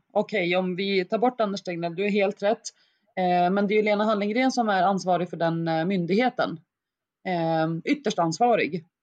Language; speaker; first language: Swedish; early bilingual, other home language; Arabic